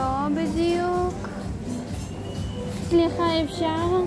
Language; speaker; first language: Hebrew; early bilingual, other home language; Russian